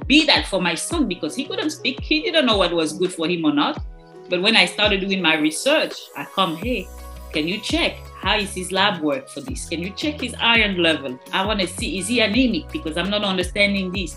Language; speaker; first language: English; non-native, local second language; French